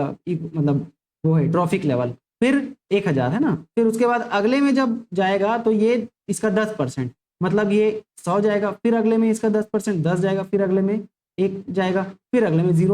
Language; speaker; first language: Hindi; native; Hindi